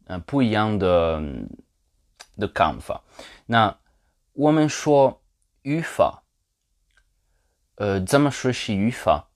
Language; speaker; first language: Chinese; non-native, learner; Polish